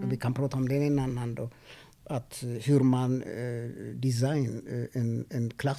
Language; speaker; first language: Swedish; non-native, fluent; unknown